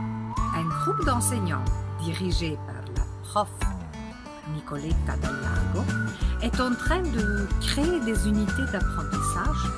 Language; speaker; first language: French; non-native, fluent; Italian